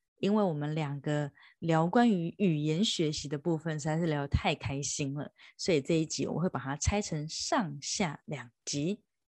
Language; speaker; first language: Chinese; native; Chinese